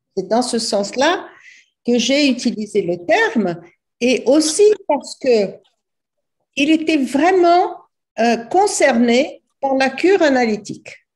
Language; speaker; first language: French; non-native, fluent; Portuguese